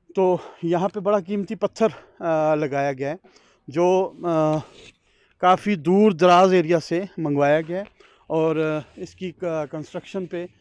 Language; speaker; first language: Urdu; non-native, local second language; Northern Hindko